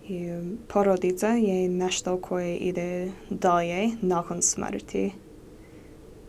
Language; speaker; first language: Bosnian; non-native, learner; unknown